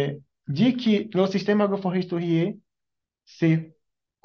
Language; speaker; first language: French; non-native, learner; Portuguese